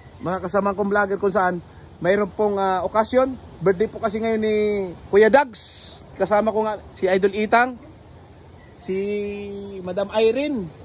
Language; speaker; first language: Filipino; native; Filipino